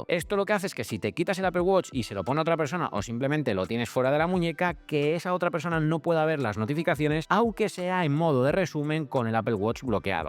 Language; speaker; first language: Spanish; native; Spanish